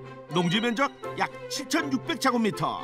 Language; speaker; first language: Korean; native; Korean